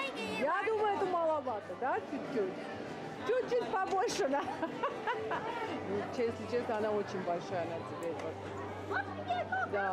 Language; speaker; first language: Russian; native; Russian